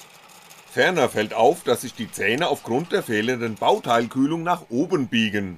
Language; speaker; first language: German; native; German